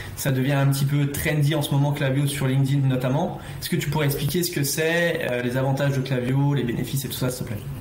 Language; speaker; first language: French; native; French